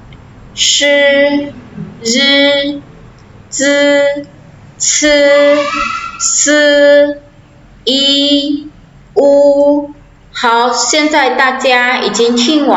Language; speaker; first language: Chinese; non-native, fluent; Khmer